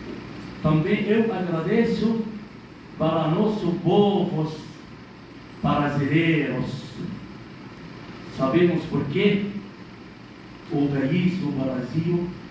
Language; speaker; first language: Portuguese; non-native, learner; Arabic